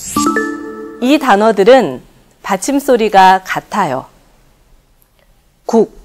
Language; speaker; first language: Korean; native; Korean